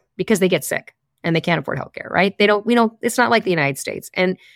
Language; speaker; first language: English; native; English